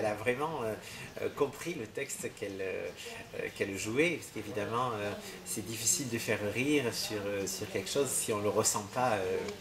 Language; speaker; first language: French; native; French